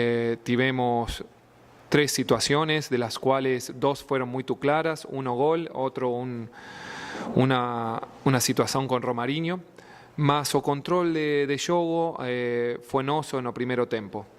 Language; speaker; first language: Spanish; non-native, fluent; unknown